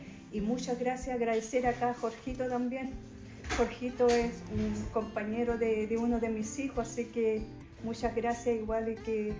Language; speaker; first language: Spanish; native; Spanish